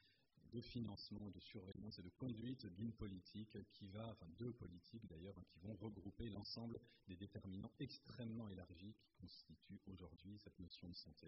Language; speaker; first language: French; native; French